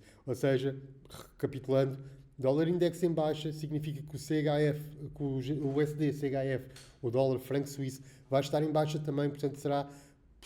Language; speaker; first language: Portuguese; native; Portuguese